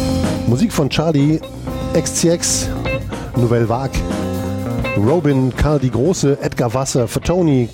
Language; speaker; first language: German; native; German